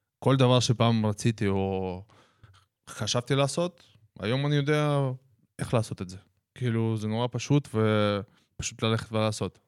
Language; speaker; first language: Hebrew; native; Hebrew